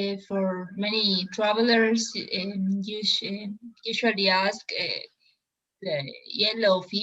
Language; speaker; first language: English; non-native, learner; Spanish